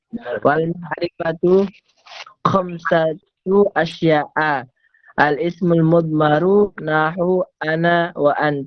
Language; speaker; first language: Arabic; non-native, learner; Indonesian